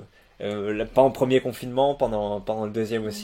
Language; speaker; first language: French; native; French